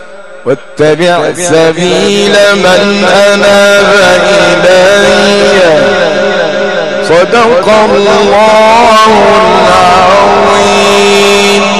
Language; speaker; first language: Arabic; native; Arabic